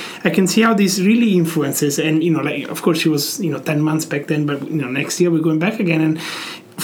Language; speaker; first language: English; non-native, fluent; Italian